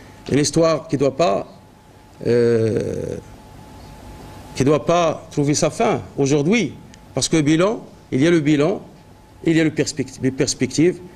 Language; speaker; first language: French; non-native, local second language; Arabic